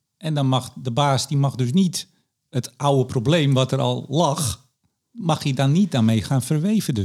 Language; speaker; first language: Dutch; native; Dutch